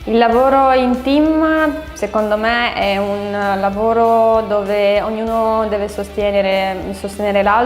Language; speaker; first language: Italian; non-native, fluent; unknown